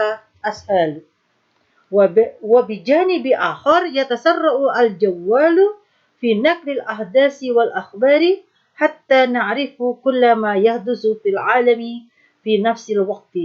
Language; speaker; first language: Arabic; non-native, fluent; Indonesian